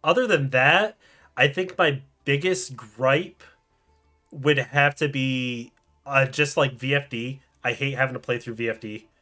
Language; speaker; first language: English; native; English